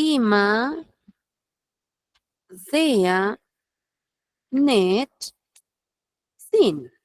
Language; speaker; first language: German; non-native, fluent; Spanish